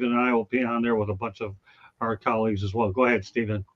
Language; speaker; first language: English; native; English